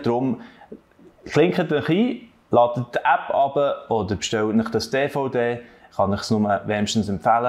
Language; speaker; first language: German; native; German